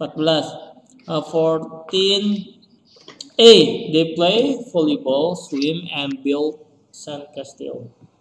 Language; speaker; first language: English; non-native, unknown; Indonesian